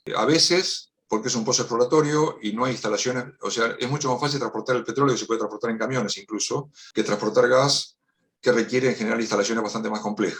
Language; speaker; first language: Spanish; native; Spanish